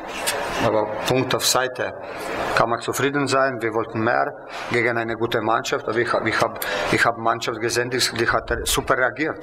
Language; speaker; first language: German; non-native, fluent; Slovenian